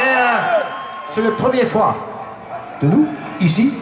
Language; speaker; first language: French; non-native, learner; English